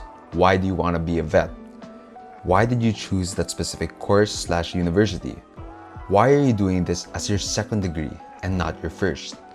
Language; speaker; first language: English; non-native, local second language; Filipino